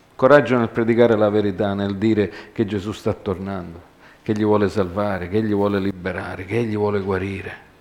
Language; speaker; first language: Italian; early bilingual, heritage; Italian